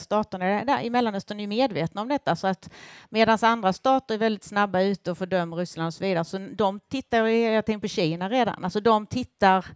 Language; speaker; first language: Swedish; native; Swedish